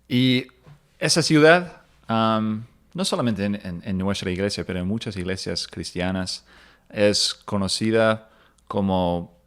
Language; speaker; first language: Spanish; non-native, fluent; English